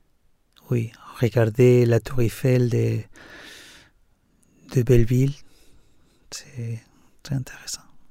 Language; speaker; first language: French; non-native, fluent; Spanish